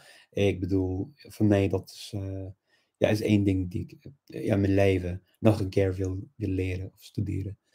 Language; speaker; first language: Dutch; non-native, fluent; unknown